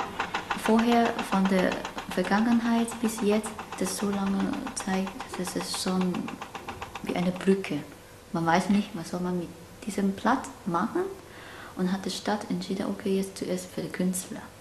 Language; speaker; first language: German; non-native, learner; Cantonese